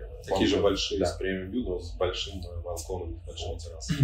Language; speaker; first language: Russian; native; Russian